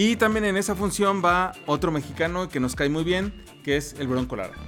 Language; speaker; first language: Spanish; native; Spanish